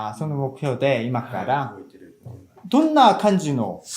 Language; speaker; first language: Japanese; non-native, fluent; Korean